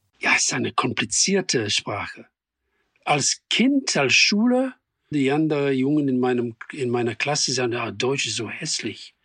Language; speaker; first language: German; non-native, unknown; English